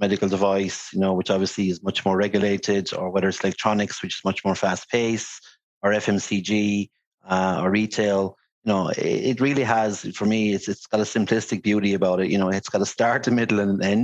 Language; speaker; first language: English; native; English